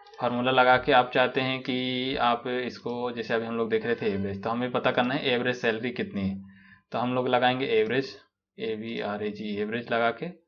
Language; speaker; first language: Hindi; native; Hindi